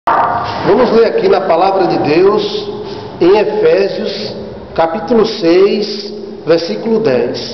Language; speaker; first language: Portuguese; native; Portuguese